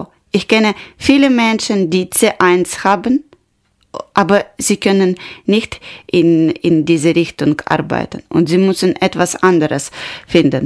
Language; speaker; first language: German; non-native, learner; Ukrainian